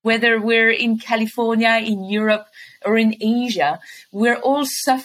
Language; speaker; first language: English; non-native, fluent; French